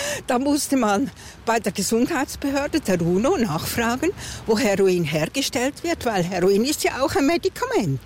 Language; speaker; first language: German; native; German